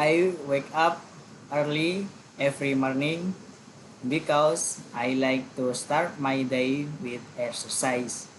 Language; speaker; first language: English; non-native, learner; Indonesian